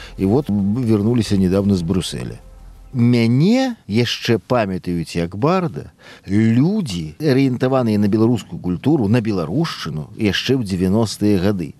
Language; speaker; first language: Belarusian; native; Belarusian